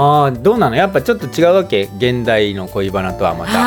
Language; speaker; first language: Japanese; native; Japanese